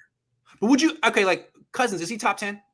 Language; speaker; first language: English; native; English